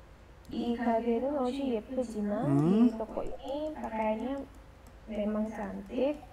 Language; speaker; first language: Korean; non-native, learner; Indonesian